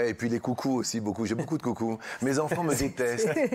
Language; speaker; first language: French; native; French